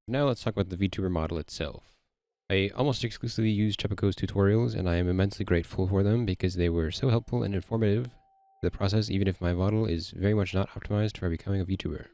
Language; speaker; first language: English; native; English